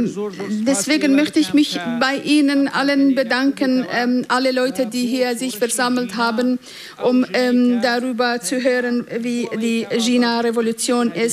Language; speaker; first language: German; non-native, fluent; Central Kurdish